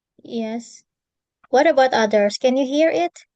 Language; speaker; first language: English; non-native, fluent; Indonesian